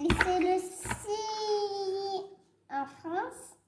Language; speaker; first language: French; early bilingual, heritage; French